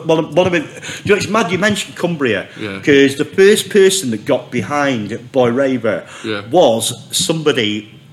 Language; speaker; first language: English; native; English